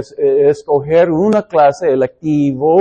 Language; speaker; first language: Spanish; non-native, fluent; English